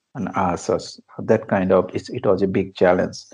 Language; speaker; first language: English; non-native, local second language; Bangla